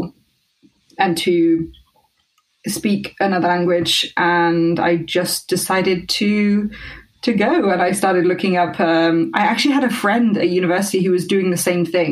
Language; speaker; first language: English; native; English